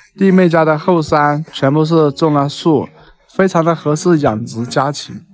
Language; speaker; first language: Chinese; native; Chinese